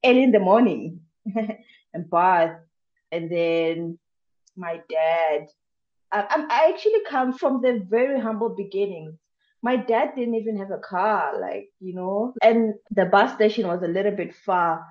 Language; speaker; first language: English; non-native, local second language; Tsonga